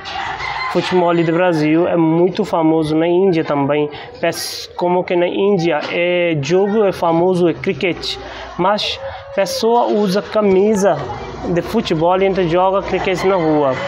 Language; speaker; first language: Portuguese; non-native, learner; Hindi